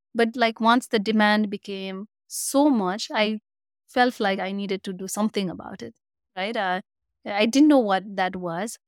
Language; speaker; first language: English; non-native, local second language; Nepali